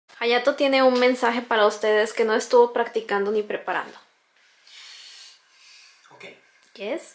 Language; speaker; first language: Spanish; native; Spanish